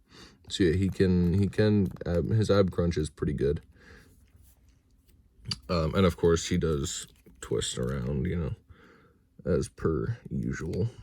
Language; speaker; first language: English; native; English